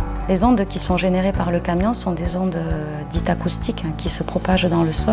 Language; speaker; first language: French; native; French